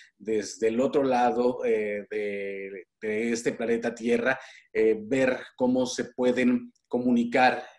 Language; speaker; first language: Spanish; native; Spanish